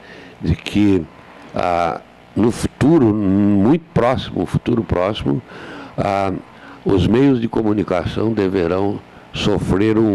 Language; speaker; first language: Portuguese; native; Portuguese